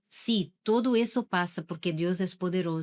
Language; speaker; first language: Spanish; non-native, learner; Portuguese